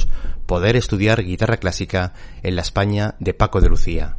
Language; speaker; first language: Spanish; native; Spanish